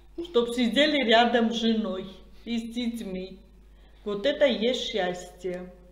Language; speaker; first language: Russian; non-native, fluent; Armenian